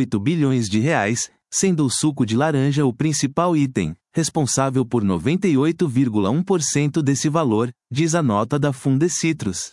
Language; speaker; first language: Portuguese; native; Portuguese